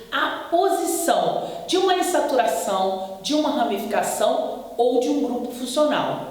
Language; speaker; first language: Portuguese; native; Portuguese